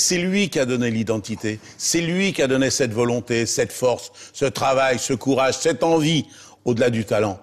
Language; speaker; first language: French; native; French